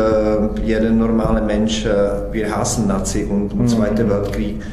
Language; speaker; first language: German; non-native, fluent; Czech